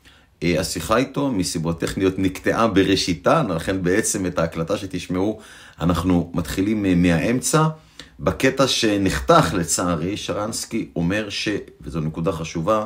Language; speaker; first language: Hebrew; native; Hebrew